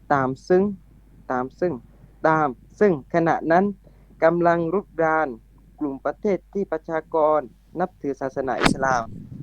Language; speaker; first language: Thai; non-native, local second language; Pattani Malay